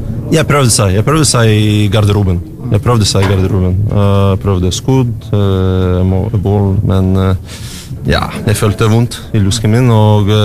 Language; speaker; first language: Norwegian; non-native, learner; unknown